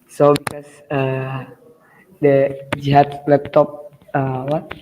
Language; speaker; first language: English; non-native, learner; Indonesian